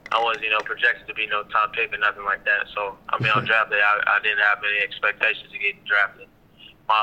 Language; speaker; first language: English; native; English